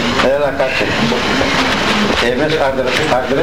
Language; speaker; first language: Greek; non-native, local second language; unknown